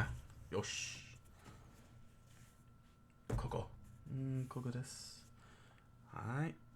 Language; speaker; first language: Japanese; non-native, learner; English